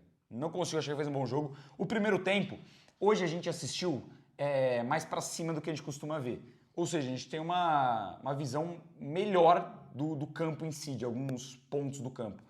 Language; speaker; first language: Portuguese; native; Portuguese